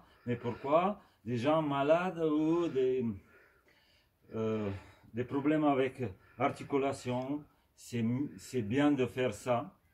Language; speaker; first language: French; non-native, fluent; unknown